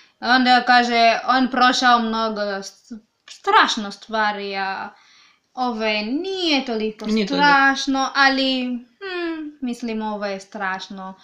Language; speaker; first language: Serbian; non-native, learner; English